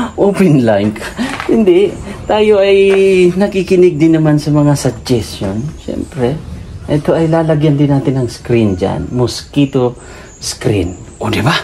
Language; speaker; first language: Filipino; non-native, local second language; Cebuano